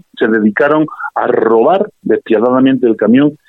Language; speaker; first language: Spanish; native; Spanish